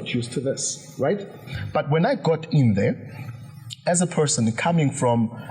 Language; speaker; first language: English; non-native, local second language; Zulu